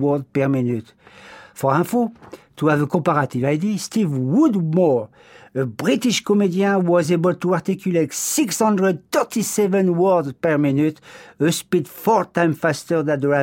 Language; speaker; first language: English; non-native, fluent; French